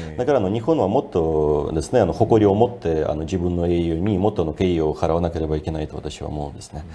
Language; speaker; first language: Japanese; non-native, fluent; Ukrainian